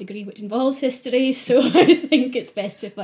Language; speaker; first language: English; native; English